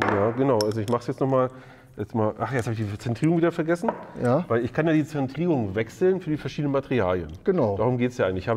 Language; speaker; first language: German; native; German